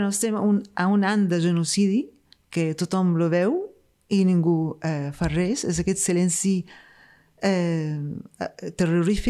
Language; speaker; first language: Catalan; non-native, fluent; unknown